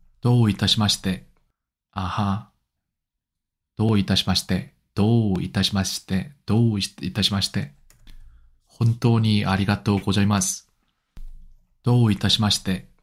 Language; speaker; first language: Japanese; non-native, learner; Korean